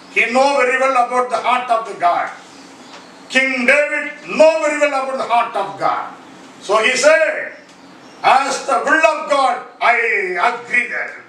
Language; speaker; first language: English; non-native, local second language; Tamil